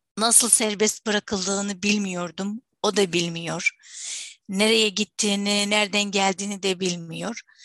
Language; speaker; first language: Turkish; non-native, fluent; Arabic